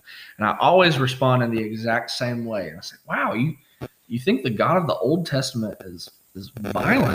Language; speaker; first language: English; native; English